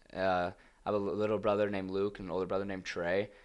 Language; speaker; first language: English; native; English